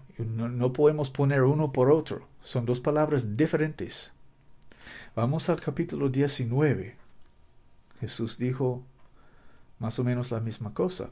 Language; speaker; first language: Spanish; non-native, learner; English